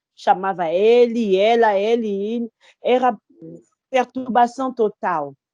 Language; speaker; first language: Portuguese; non-native, fluent; Lingala